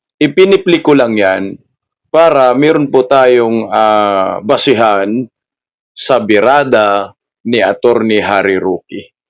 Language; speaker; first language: Filipino; non-native, local second language; Cebuano